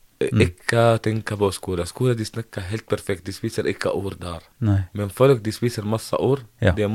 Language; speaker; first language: Norwegian; non-native, learner; Arabic